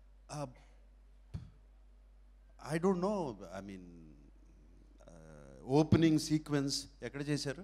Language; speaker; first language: Telugu; native; Telugu